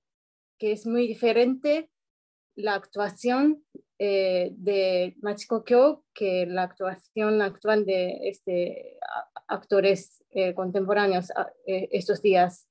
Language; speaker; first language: Spanish; non-native, fluent; Japanese